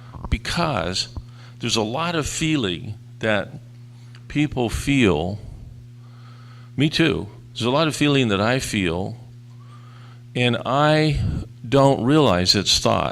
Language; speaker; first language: English; native; English